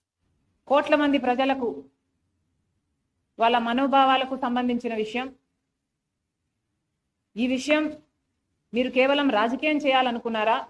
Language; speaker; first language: Telugu; native; Telugu